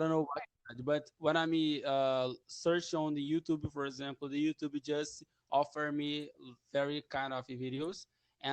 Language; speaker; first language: English; non-native, learner; Portuguese